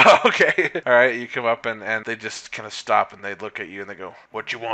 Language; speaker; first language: English; native; English